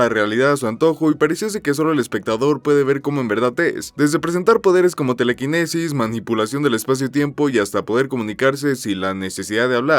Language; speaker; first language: Spanish; native; Spanish